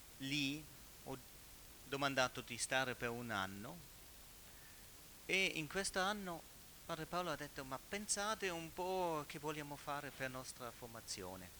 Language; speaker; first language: Italian; non-native, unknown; German